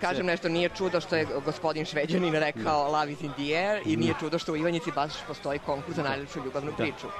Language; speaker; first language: Serbian; native; Serbian